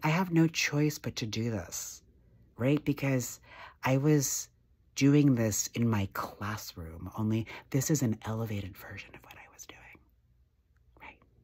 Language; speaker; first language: English; native; English